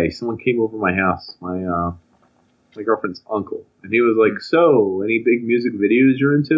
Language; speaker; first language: English; native; English